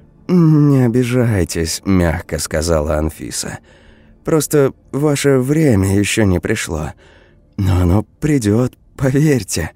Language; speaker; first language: Russian; native; Russian